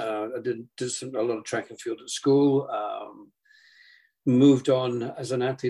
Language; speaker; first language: English; native; English